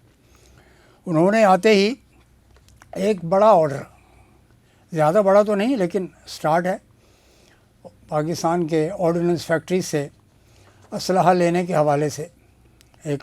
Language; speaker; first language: Urdu; native; Urdu